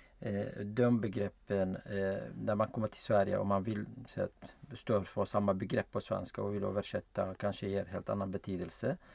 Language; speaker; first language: Swedish; non-native, fluent; Arabic